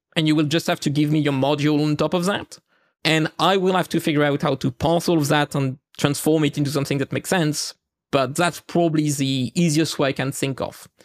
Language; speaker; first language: English; non-native, fluent; French